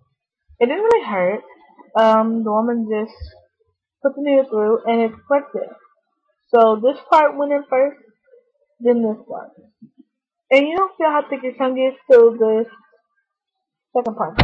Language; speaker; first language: English; native; English